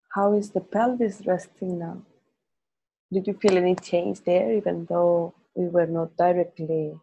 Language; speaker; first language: English; non-native, fluent; Spanish